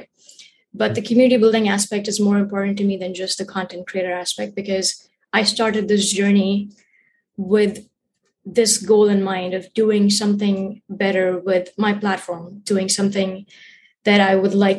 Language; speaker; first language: English; non-native, local second language; Hindi